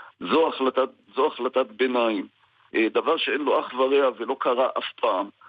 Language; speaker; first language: Hebrew; native; Hebrew